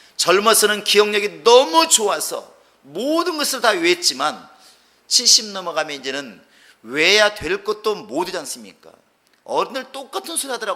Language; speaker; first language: Korean; native; Korean